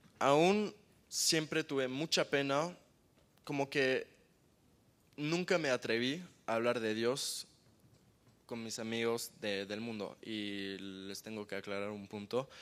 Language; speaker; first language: Spanish; early bilingual, heritage; Spanish